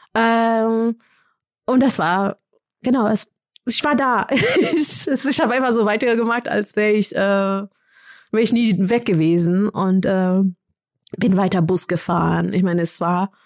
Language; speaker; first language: German; non-native, fluent; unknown